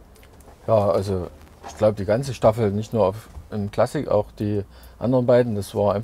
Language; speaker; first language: German; native; German